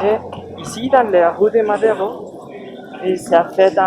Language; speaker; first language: French; non-native, learner; Spanish